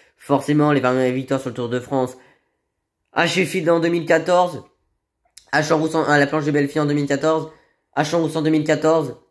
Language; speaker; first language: French; native; French